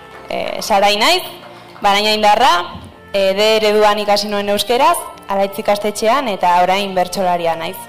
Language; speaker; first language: Basque; non-native, local second language; Spanish